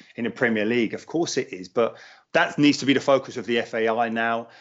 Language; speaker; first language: English; native; English